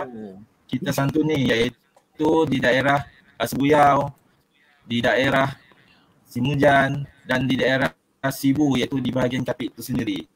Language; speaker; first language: Malay; native; Malay